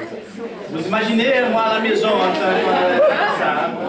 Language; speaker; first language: French; non-native, fluent; Portuguese